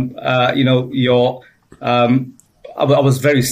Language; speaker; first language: English; native; English